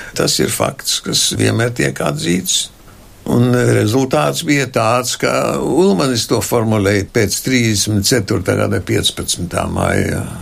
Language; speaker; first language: Latvian; non-native, local second language; German